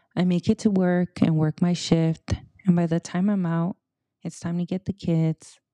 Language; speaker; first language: English; early bilingual, other home language; Spanish